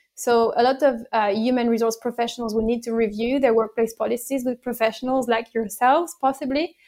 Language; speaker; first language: English; non-native, fluent; French